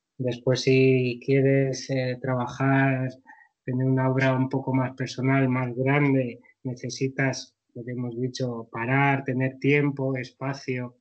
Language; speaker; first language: Spanish; native; Spanish